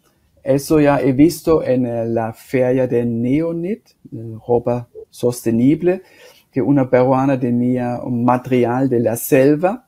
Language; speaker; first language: Spanish; non-native, fluent; German